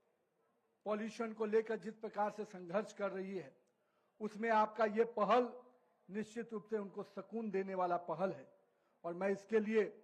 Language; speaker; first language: Hindi; native; Hindi